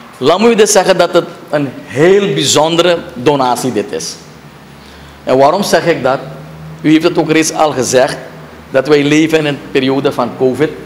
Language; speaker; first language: Dutch; native; Dutch